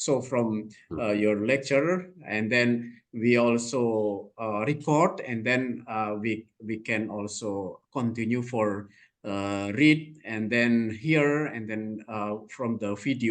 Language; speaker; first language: English; non-native, learner; Indonesian